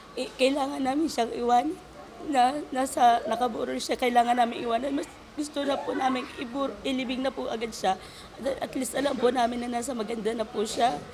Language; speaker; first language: Filipino; native; Filipino